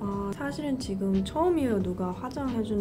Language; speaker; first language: Korean; early bilingual, heritage; Korean